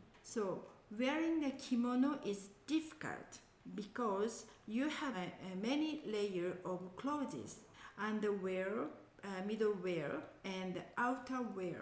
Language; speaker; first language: English; non-native, learner; Japanese